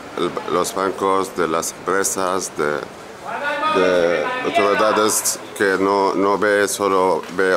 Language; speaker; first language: Spanish; non-native, learner; Arabic